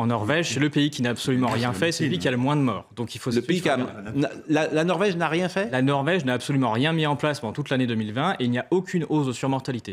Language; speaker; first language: French; native; French